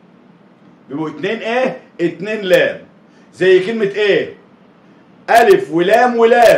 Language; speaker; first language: Arabic; native; Arabic